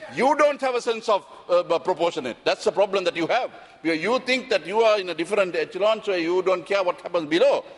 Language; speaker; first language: English; non-native, local second language; Sinhala